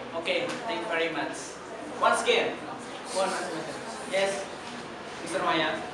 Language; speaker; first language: English; non-native, learner; Indonesian